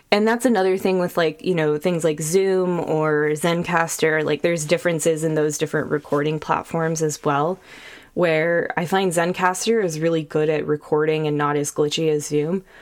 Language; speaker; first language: English; native; English